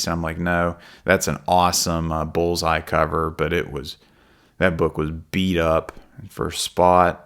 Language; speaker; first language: English; native; English